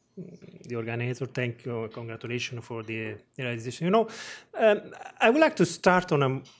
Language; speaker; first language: English; non-native, fluent; Italian